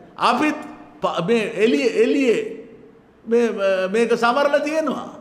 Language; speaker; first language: Sinhala; non-native, local second language; Tamil